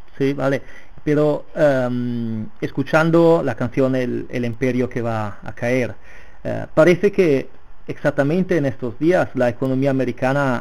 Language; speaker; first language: Spanish; non-native, fluent; Italian